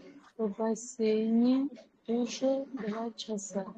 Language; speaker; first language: Russian; non-native, learner; Uzbek